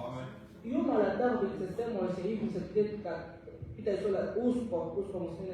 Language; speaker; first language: Finnish; non-native, fluent; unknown